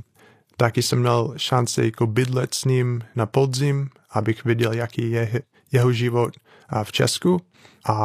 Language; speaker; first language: Czech; non-native, fluent; English